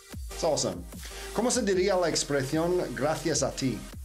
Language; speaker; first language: Spanish; non-native, fluent; English